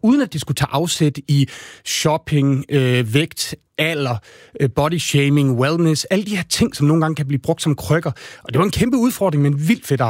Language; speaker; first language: Danish; native; Danish